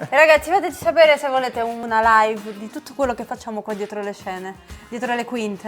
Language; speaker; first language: Italian; native; Italian